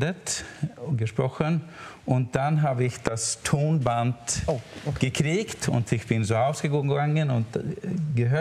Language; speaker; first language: German; non-native, learner; Swedish